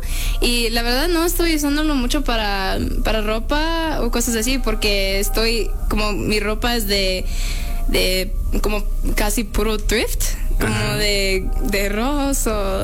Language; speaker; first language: Spanish; early bilingual, heritage; Spanish